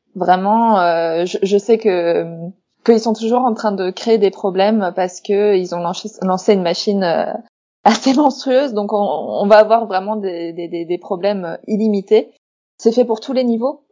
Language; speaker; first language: French; native; French